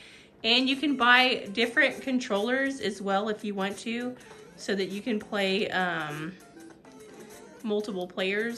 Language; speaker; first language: English; native; English